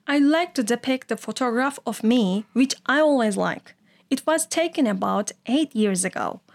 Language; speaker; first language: English; non-native, fluent; Turkish